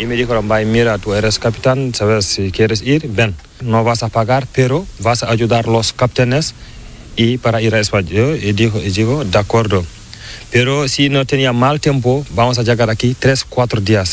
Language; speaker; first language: Spanish; non-native, learner; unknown